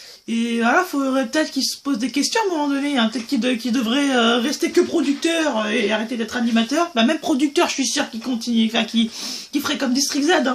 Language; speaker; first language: French; native; French